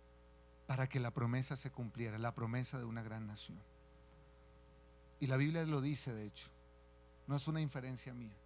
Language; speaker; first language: Spanish; native; Spanish